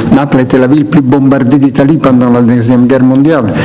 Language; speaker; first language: French; non-native, fluent; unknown